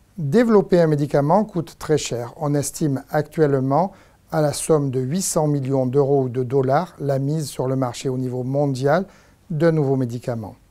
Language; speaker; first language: French; native; French